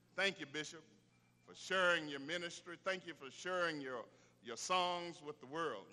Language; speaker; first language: English; native; English